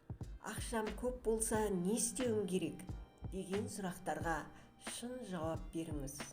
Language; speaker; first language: Kazakh; native; Kazakh